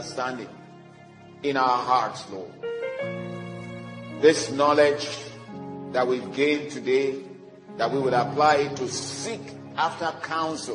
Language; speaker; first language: English; non-native, local second language; Yoruba